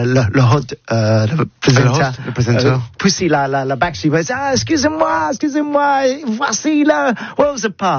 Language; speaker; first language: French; non-native, learner; English